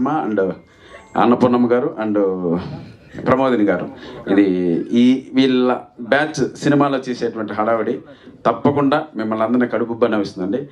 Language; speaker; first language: Telugu; native; Telugu